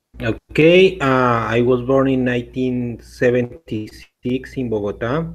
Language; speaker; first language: English; non-native, learner; Spanish